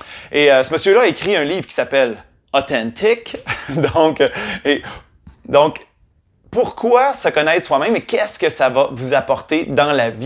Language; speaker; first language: French; native; French